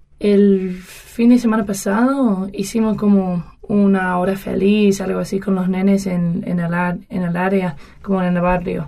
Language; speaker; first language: Spanish; non-native, fluent; English